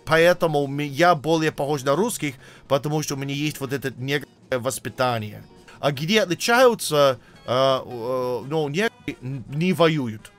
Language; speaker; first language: Russian; non-native, fluent; English